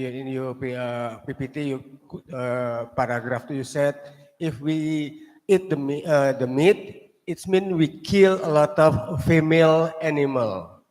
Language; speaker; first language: English; non-native, learner; Indonesian